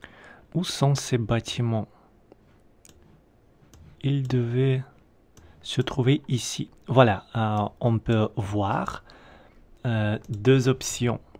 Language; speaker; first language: French; non-native, learner; Russian